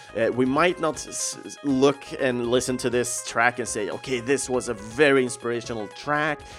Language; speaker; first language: English; non-native, fluent; Swedish